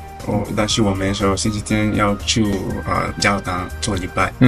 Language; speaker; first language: Chinese; non-native, learner; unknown